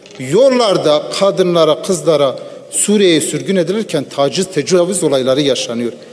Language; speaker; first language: Turkish; non-native, local second language; Kurdish